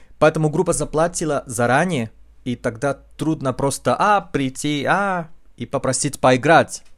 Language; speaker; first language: Russian; non-native, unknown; Spanish